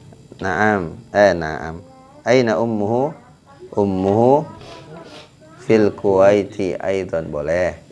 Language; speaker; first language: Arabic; non-native, fluent; Indonesian